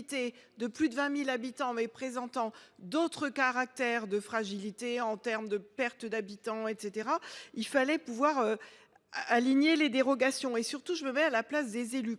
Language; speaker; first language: French; native; French